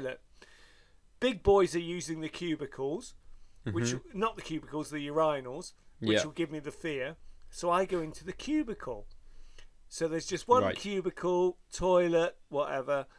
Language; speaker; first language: English; native; English